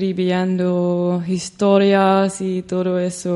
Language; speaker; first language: Spanish; non-native, learner; Dutch